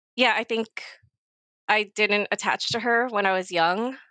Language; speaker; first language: English; native; English